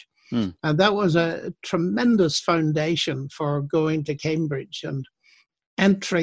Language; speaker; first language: English; native; English